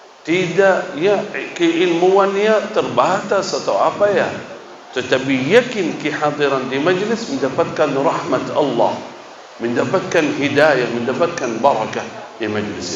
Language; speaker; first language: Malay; non-native, fluent; Arabic